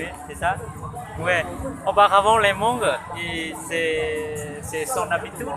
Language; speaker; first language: French; non-native, learner; Hmong